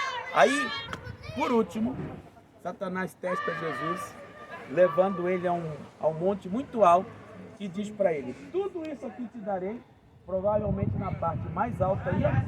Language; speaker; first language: Portuguese; native; Portuguese